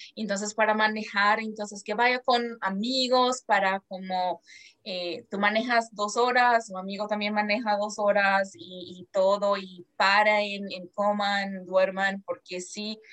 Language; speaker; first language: Spanish; non-native, fluent; Portuguese